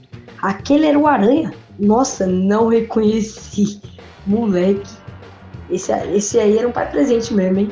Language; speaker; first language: Portuguese; native; Portuguese